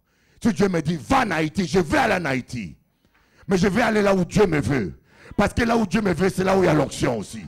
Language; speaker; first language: French; non-native, local second language; Lingala